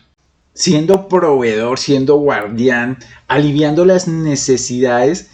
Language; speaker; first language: Spanish; native; Spanish